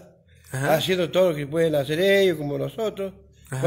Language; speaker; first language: Spanish; native; Spanish